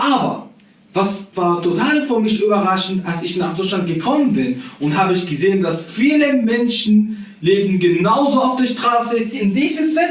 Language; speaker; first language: German; non-native, fluent; Arabic